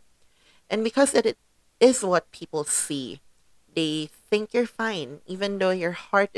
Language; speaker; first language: English; non-native, local second language; Cebuano